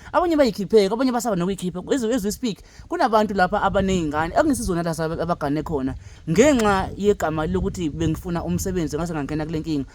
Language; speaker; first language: Zulu; native; Zulu